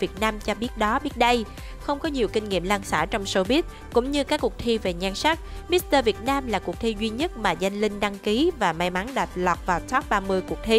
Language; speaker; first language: Vietnamese; native; Vietnamese